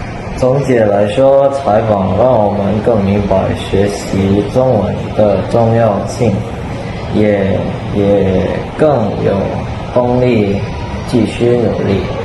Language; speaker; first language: Chinese; non-native, learner; Indonesian